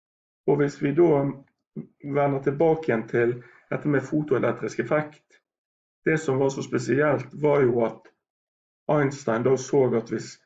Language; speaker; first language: Norwegian; native; Norwegian